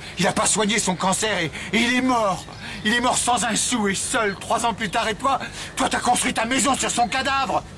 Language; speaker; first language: French; native; French